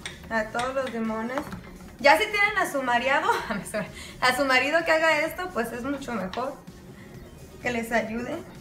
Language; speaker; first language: Spanish; early bilingual, heritage; Spanish